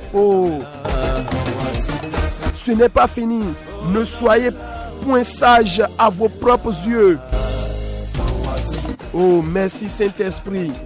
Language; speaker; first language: French; non-native, local second language; Fon